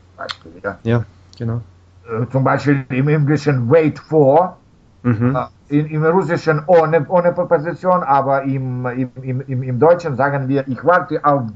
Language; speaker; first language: German; non-native, learner; Russian